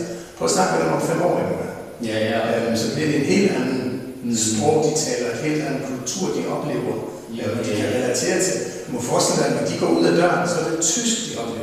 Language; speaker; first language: Danish; native; Danish